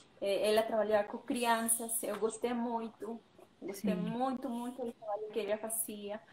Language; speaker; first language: Portuguese; non-native, learner; Spanish